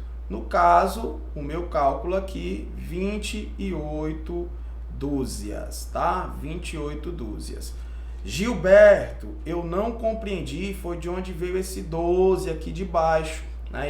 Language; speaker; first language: Portuguese; native; Portuguese